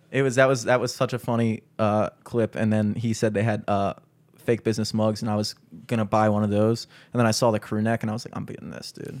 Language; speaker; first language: English; native; English